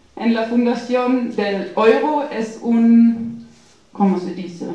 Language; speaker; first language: Spanish; non-native, fluent; German